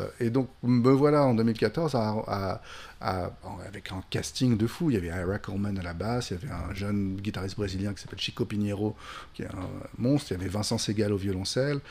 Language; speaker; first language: French; native; French